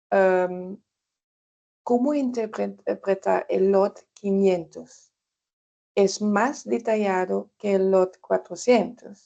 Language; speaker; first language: Spanish; non-native, fluent; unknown